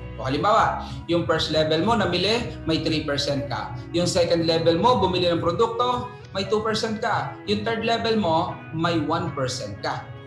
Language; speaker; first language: Filipino; native; Filipino